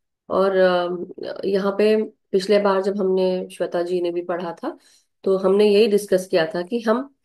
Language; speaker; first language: Hindi; native; Hindi